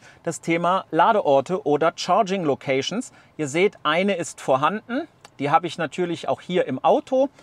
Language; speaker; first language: German; native; German